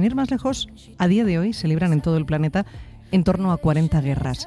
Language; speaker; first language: Spanish; native; Spanish